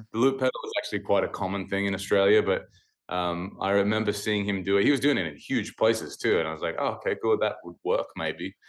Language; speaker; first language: English; native; English